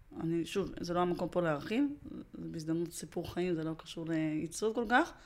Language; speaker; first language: Hebrew; early bilingual, other home language; Russian